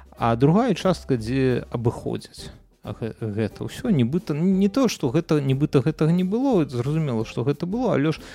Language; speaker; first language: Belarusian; non-native, local second language; Russian